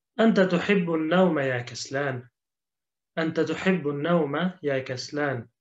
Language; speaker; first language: Arabic; non-native, fluent; Turkish